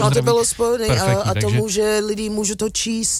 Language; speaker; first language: Czech; non-native, fluent; English